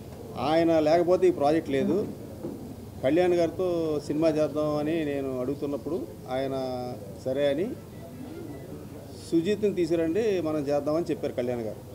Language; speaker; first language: Telugu; native; Telugu